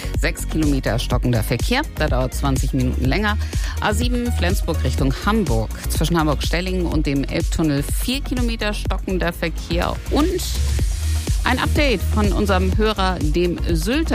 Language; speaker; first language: German; native; German